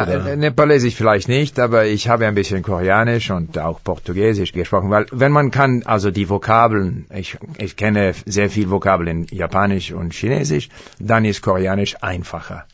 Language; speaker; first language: German; non-native, fluent; English